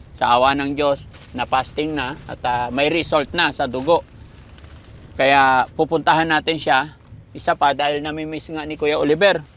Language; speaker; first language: Filipino; native; Filipino